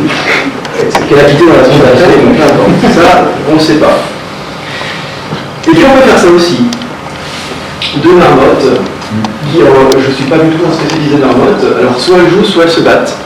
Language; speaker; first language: French; native; French